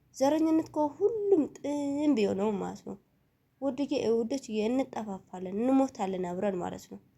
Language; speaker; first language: Amharic; non-native, local second language; Tigrinya